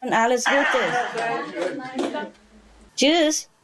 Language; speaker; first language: German; non-native, learner; Vietnamese